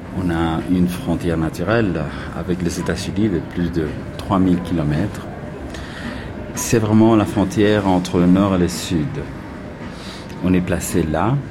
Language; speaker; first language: French; non-native, fluent; Spanish